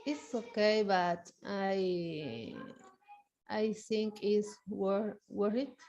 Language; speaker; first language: English; non-native, learner; Spanish